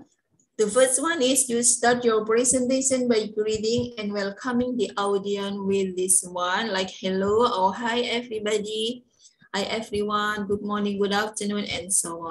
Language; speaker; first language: English; non-native, fluent; Indonesian